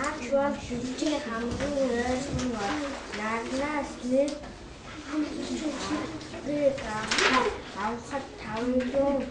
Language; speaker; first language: Mongolian; native; Mongolian